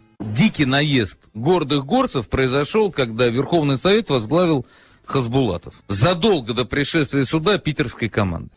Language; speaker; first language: Russian; native; Russian